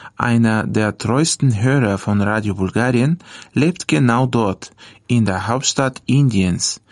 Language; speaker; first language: German; non-native, fluent; Bulgarian